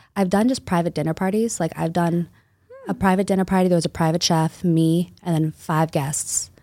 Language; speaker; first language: English; native; English